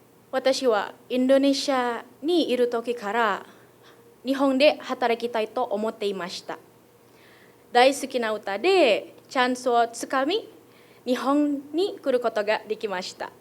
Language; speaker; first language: Japanese; non-native, fluent; Indonesian